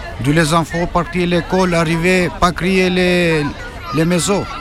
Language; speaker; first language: French; non-native, learner; Albanian